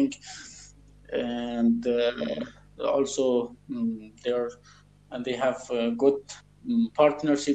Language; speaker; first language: English; non-native, learner; Persian